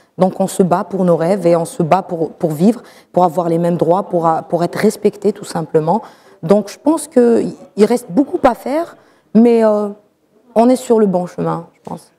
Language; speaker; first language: French; non-native, local second language; Arabic